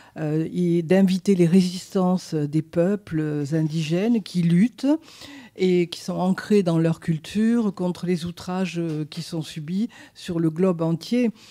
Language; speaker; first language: French; native; French